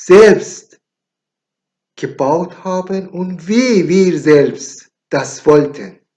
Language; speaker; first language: German; non-native, learner; Persian